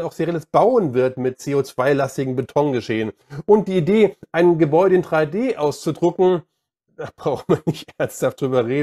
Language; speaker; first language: German; native; German